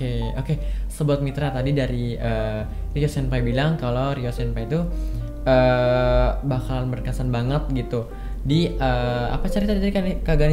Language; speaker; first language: Indonesian; native; Indonesian